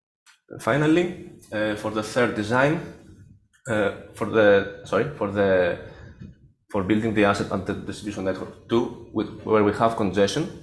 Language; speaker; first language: English; non-native, fluent; Greek